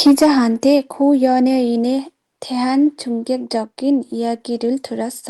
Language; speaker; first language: Korean; non-native, learner; Vietnamese